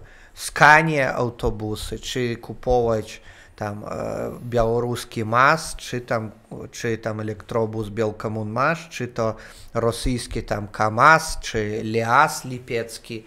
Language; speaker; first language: Polish; non-native, learner; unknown